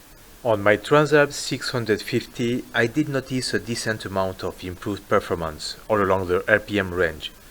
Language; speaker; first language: English; non-native, fluent; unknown